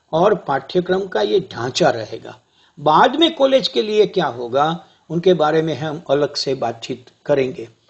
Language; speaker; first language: Hindi; non-native, local second language; Gujarati